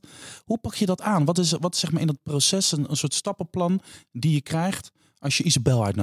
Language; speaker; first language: Dutch; native; Dutch